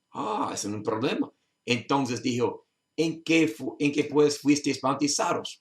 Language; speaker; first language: Spanish; non-native, learner; English